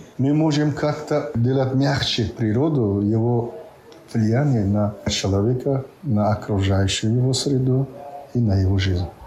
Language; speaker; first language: Russian; non-native, local second language; Tajik